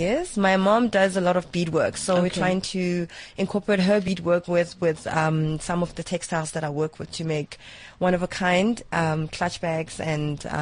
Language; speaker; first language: English; non-native, local second language; Zulu